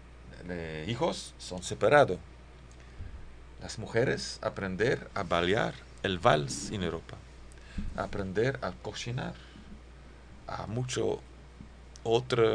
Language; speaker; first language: Spanish; non-native, learner; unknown